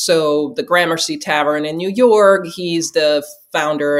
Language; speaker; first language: English; non-native, fluent; Czech